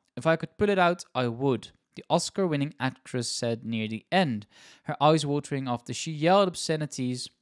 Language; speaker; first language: English; non-native, fluent; Dutch